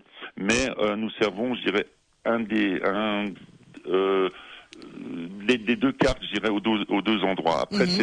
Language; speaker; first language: French; native; French